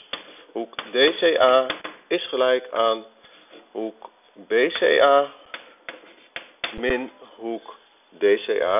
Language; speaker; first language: Dutch; native; Dutch